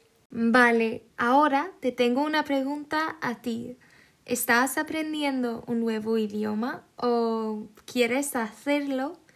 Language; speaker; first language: Spanish; non-native, fluent; Swedish